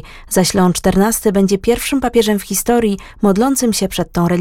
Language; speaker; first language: Polish; native; Polish